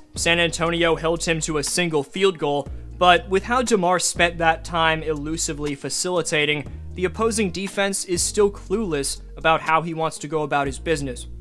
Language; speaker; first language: English; native; English